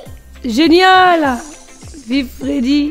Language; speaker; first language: French; native; French